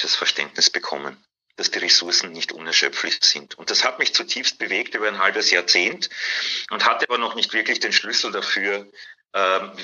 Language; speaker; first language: German; native; German